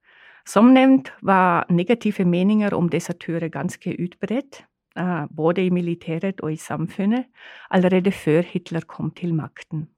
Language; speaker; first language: Norwegian; non-native, fluent; German